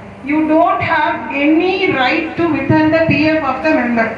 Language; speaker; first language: English; non-native, local second language; Tamil